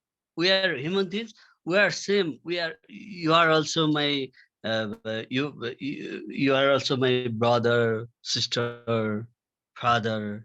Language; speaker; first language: English; non-native, learner; Nepali